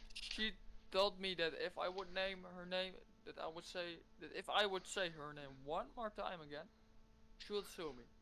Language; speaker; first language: English; non-native, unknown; Dutch